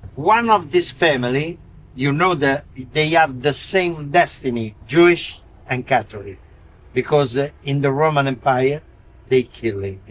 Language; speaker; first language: English; non-native, learner; Italian